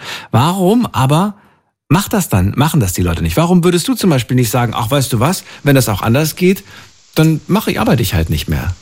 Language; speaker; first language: German; native; German